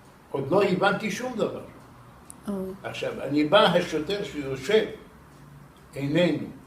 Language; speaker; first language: Hebrew; non-native, fluent; Arabic